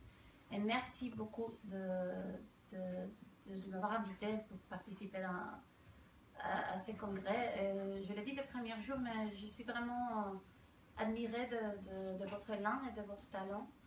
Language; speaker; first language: French; non-native, fluent; Spanish